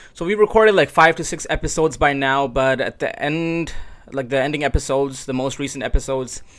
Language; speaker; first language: English; non-native, local second language; Urdu